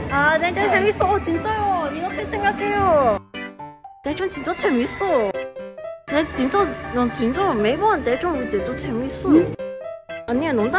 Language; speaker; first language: Korean; non-native, learner; Cantonese